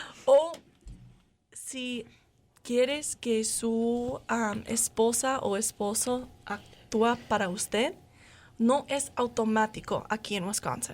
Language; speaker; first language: Spanish; non-native, fluent; English